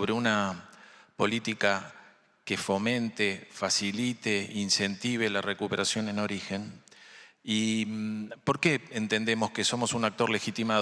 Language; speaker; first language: Spanish; native; Spanish